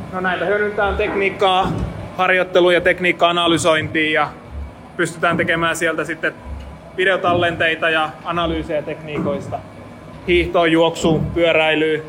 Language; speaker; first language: Finnish; native; Finnish